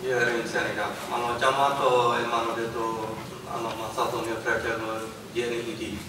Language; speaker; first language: Italian; non-native, learner; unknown